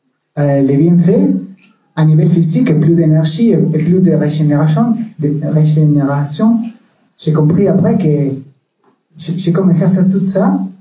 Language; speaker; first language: French; non-native, learner; Spanish